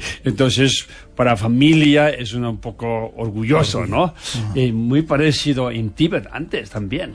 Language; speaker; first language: Spanish; non-native, fluent; Tibetan